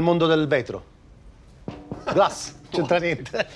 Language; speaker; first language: Italian; native; Italian